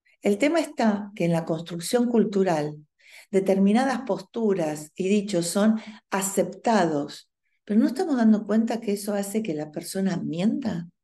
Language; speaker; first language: Spanish; native; Spanish